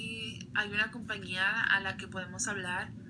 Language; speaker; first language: Spanish; early bilingual, other home language; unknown